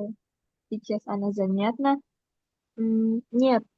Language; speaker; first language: Russian; non-native, learner; Indonesian